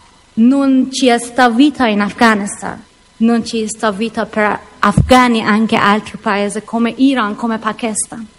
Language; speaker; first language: Italian; non-native, learner; Persian